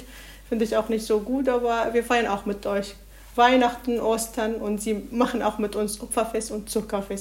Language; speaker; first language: German; non-native, learner; Arabic